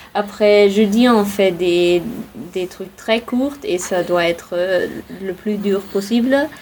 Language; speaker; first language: French; non-native, fluent; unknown